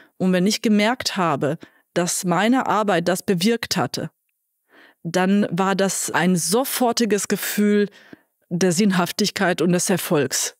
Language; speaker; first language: German; non-native, fluent; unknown